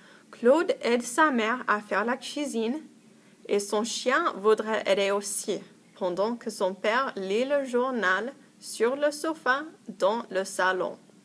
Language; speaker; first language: French; non-native, fluent; English